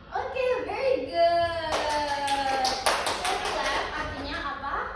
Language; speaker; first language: English; non-native, fluent; Indonesian